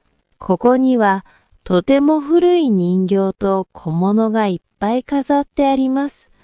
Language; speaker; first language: Japanese; non-native, fluent; Korean